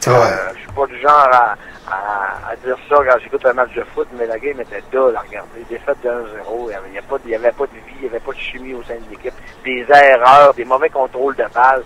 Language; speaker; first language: French; native; French